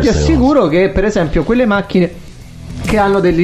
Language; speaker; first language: Italian; native; Italian